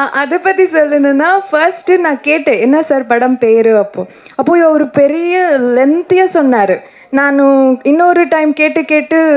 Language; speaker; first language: Tamil; non-native, learner; Kannada